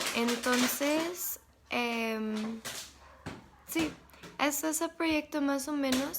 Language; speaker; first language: Spanish; non-native, learner; English